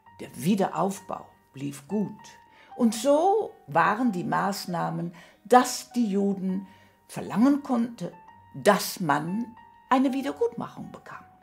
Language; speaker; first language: German; early bilingual, heritage; German